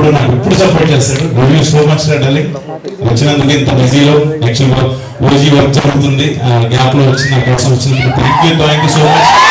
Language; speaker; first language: Telugu; native; Telugu